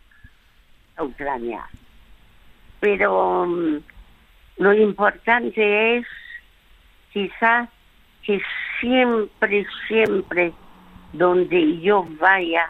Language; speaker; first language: Spanish; early bilingual, other home language; French